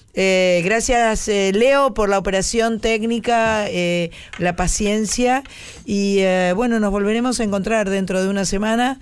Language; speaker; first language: Spanish; native; Spanish